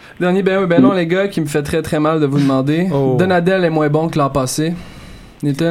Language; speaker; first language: French; native; French